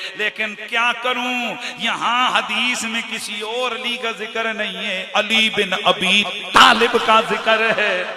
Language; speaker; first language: Urdu; non-native, local second language; Punjabi